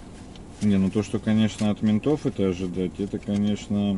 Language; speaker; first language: Russian; native; Russian